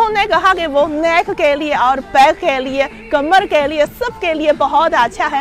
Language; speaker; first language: Hindi; non-native, fluent; Chinese